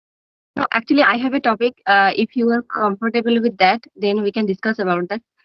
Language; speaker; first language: English; non-native, learner; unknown